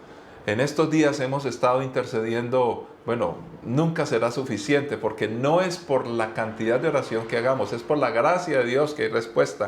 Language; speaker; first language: Spanish; native; Spanish